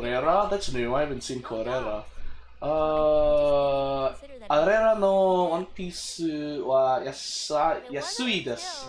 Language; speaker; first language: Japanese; non-native, learner; English